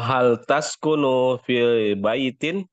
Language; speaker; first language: Arabic; non-native, learner; Indonesian